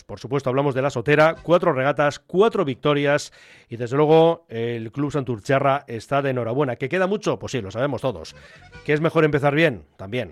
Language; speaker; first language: Spanish; native; Spanish